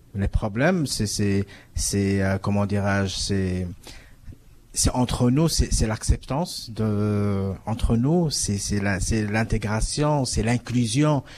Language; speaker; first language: French; non-native, local second language; Arabic